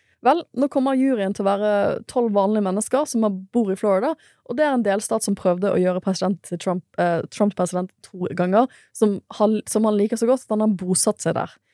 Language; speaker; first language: Norwegian; native; Norwegian